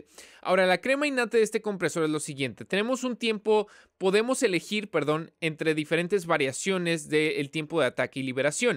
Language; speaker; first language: Spanish; native; Spanish